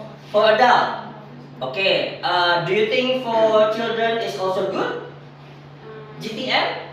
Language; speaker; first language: English; non-native, fluent; Indonesian